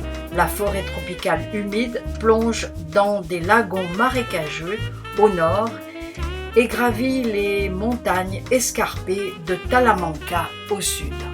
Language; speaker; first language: French; native; French